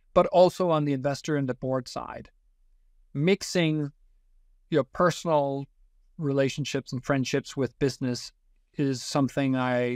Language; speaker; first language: English; non-native, fluent; Danish